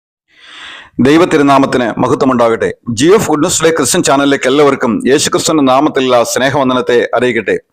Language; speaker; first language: Malayalam; native; Malayalam